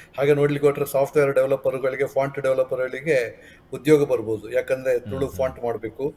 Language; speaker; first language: Kannada; non-native, local second language; Tulu